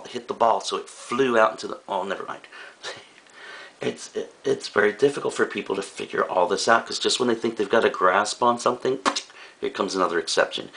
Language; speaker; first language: English; native; English